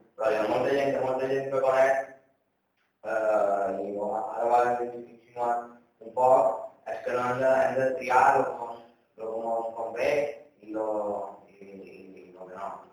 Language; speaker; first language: Catalan; native; Catalan